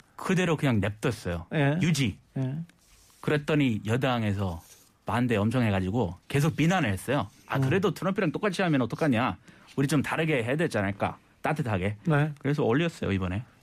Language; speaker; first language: Korean; non-native, fluent; English